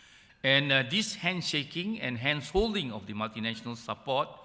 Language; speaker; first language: English; non-native, local second language; Malay